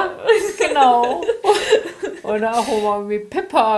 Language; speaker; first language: German; non-native, learner; Korean